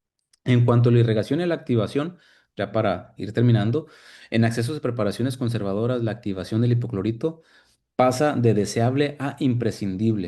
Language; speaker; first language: Spanish; native; Spanish